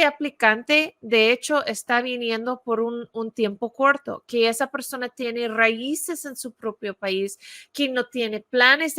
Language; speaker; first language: Spanish; non-native, fluent; English